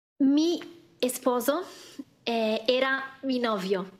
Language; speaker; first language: Spanish; non-native, learner; Italian